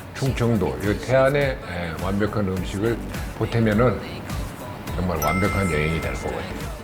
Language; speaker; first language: Korean; native; Korean